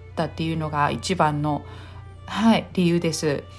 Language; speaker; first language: Japanese; native; Japanese